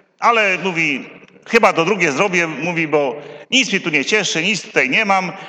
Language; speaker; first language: Polish; native; Polish